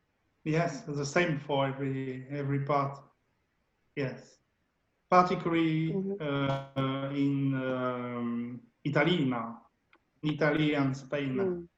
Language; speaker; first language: English; non-native, learner; French